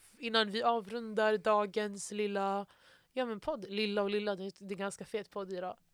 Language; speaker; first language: Swedish; early bilingual, other home language; Arabic